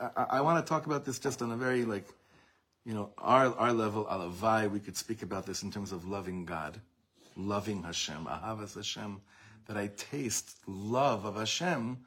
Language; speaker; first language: English; native; English